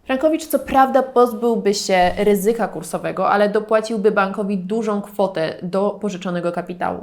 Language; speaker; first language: Polish; native; Polish